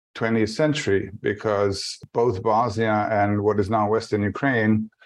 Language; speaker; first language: English; non-native, fluent; Bosnian